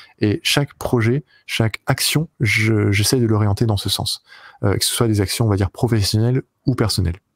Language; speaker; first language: French; native; French